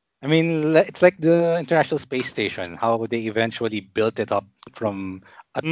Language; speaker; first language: English; non-native, local second language; Filipino